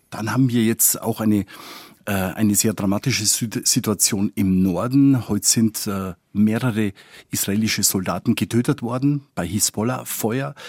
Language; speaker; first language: German; non-native, fluent; Spanish